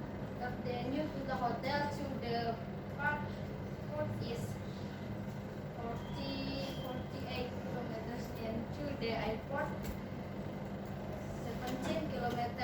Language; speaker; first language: English; non-native, learner; Indonesian